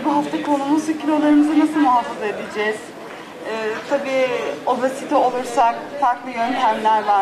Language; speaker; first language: Turkish; native; Turkish